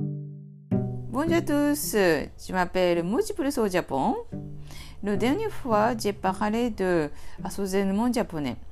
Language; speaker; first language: French; non-native, fluent; Japanese